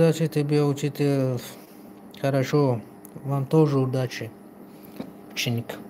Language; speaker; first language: Russian; non-native, local second language; Tajik